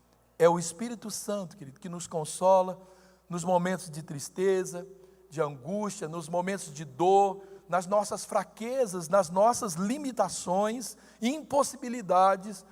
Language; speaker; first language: Portuguese; native; Portuguese